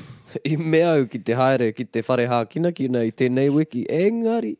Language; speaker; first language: Māori; non-native, local second language; English